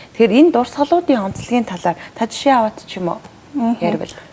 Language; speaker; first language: Mongolian; native; Mongolian